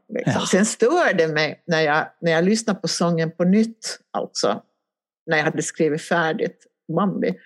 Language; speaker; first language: Swedish; native; Swedish